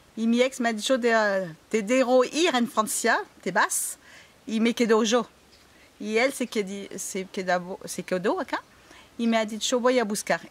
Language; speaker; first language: Spanish; non-native, learner; French